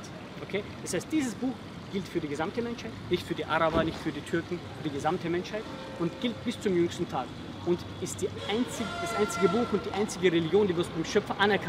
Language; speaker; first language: German; early bilingual, other home language; Bosnian